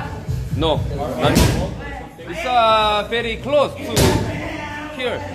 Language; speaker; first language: English; non-native, learner; Korean